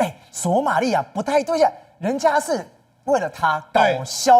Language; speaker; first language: Chinese; native; Chinese